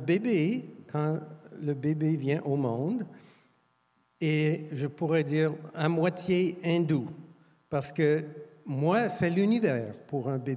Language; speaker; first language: French; non-native, fluent; English